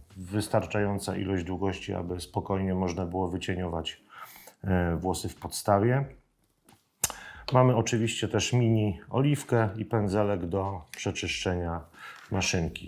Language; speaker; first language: Polish; native; Polish